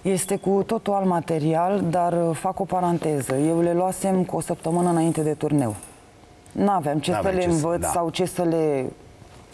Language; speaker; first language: Romanian; native; Romanian